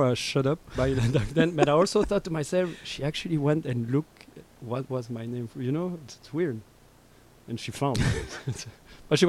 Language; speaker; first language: English; non-native, fluent; French